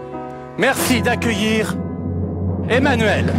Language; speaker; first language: French; native; French